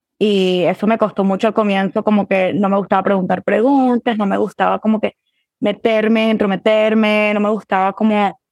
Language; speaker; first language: Spanish; early bilingual, heritage; Spanish